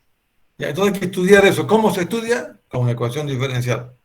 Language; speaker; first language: Spanish; native; Spanish